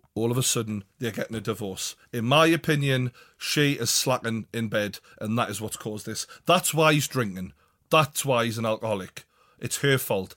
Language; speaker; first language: English; native; English